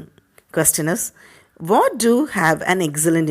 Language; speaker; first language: English; non-native, local second language; Tamil